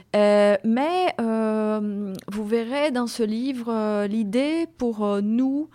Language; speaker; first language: French; non-native, fluent; Portuguese